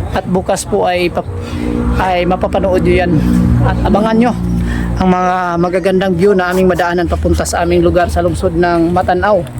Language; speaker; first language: Filipino; non-native, local second language; Cebuano